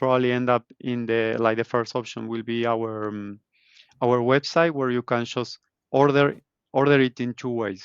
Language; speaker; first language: English; non-native, fluent; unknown